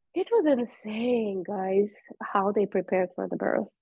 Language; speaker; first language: English; non-native, fluent; Russian